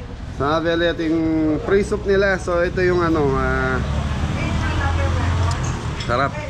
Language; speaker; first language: Filipino; native; Filipino